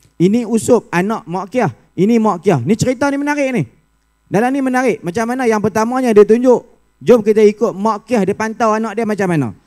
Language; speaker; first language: Malay; native; Malay